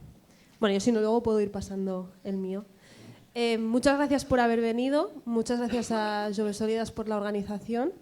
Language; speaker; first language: Spanish; native; Spanish